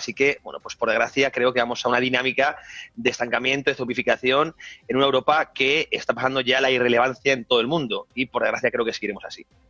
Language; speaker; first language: Spanish; native; Spanish